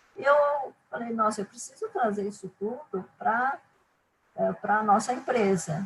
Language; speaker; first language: Portuguese; early bilingual, other home language; Japanese